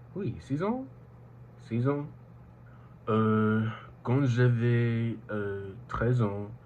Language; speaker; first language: French; non-native, learner; English